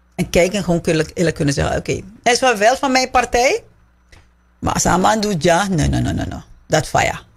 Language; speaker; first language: Dutch; native; Dutch